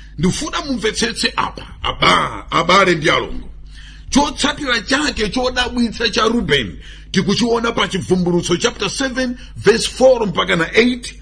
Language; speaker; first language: Nyanja; non-native, local second language; Tumbuka